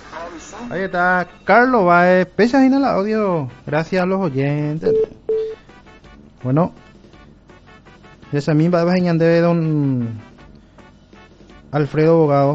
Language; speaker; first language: Spanish; native; Spanish